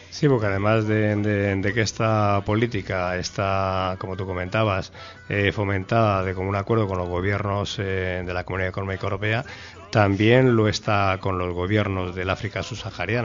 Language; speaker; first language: Spanish; native; Spanish